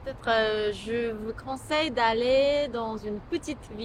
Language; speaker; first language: French; non-native, fluent; Japanese